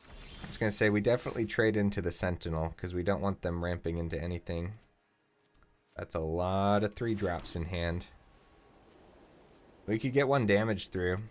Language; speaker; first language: English; native; English